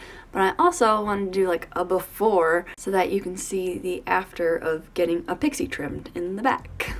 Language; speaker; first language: English; native; English